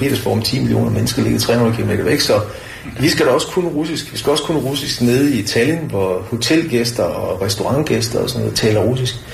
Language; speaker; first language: Danish; native; Danish